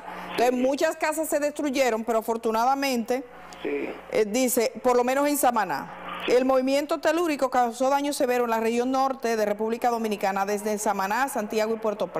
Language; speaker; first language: Spanish; native; Spanish